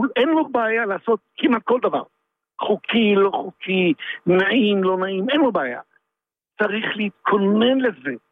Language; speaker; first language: Hebrew; native; Hebrew